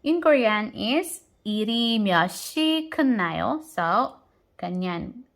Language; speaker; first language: Korean; non-native, fluent; Filipino